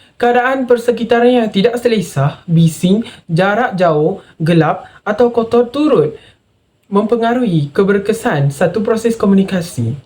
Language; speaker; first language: Malay; non-native, local second language; Tamil